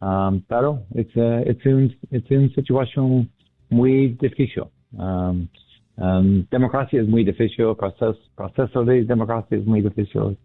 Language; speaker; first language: Spanish; non-native, learner; English